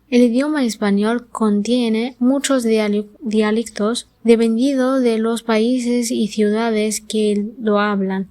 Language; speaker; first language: Spanish; non-native, learner; Arabic